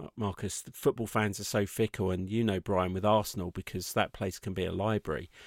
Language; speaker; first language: English; native; English